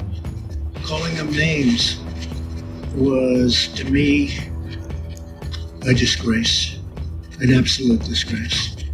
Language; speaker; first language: English; native; English